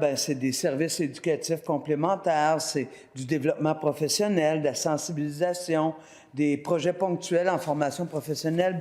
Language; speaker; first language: French; native; French